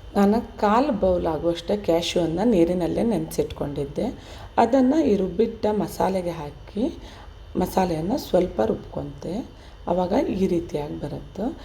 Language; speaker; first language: Kannada; native; Kannada